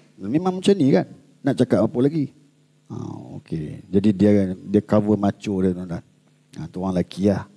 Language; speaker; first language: Malay; native; Malay